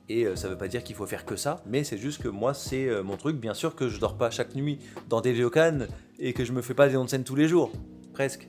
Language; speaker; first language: French; native; French